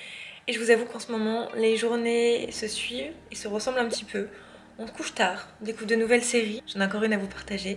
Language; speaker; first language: French; native; French